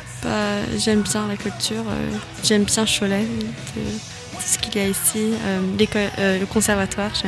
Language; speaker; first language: French; non-native, learner; English